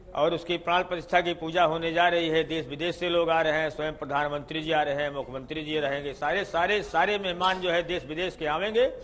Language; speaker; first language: Hindi; native; Hindi